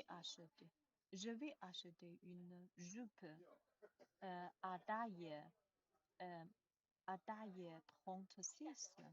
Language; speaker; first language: French; non-native, learner; Chinese